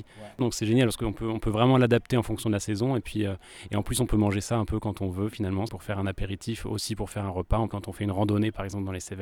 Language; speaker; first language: French; native; French